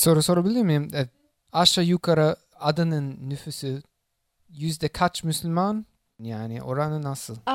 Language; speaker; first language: Turkish; non-native, fluent; English